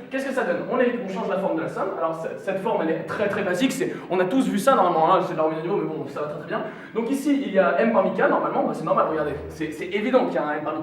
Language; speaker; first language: French; native; French